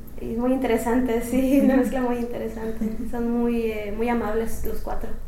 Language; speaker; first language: Spanish; native; Spanish